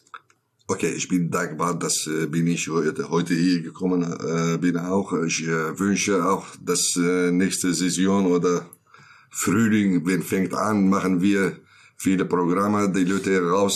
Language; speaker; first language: German; non-native, learner; Kurdish